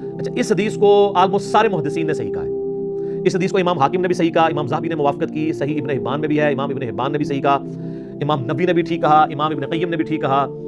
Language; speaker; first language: Urdu; non-native, local second language; Punjabi